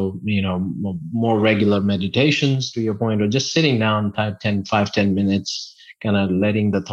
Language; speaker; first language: English; non-native, local second language; Gujarati